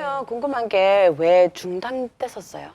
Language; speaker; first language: Korean; non-native, fluent; English